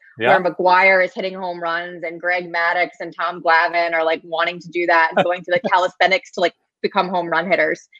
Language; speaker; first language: English; native; English